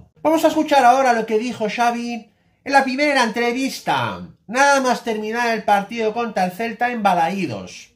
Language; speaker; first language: Spanish; native; Spanish